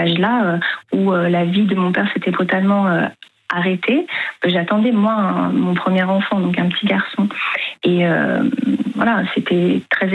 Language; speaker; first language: French; native; French